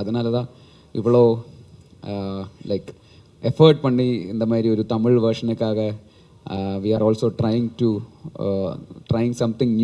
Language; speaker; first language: Tamil; non-native, learner; Malayalam